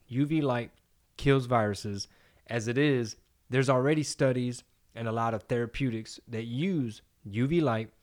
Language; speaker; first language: English; early bilingual, other home language; Spanish